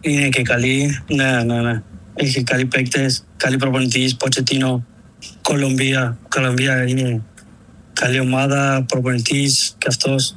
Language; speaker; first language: Greek; non-native, learner; Spanish